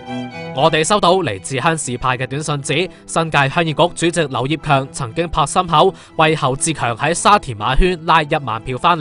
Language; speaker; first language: Cantonese; native; Cantonese